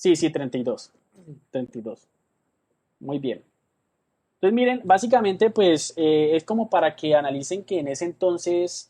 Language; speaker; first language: Spanish; native; Spanish